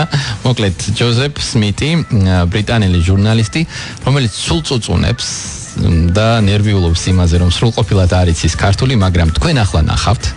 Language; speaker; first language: Georgian; native; Georgian